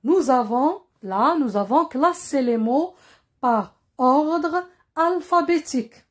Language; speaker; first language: French; non-native, local second language; Arabic